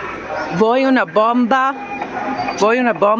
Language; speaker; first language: Italian; non-native, learner; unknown